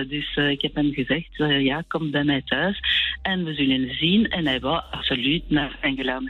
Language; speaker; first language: Dutch; non-native, local second language; French